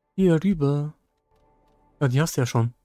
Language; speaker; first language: German; native; German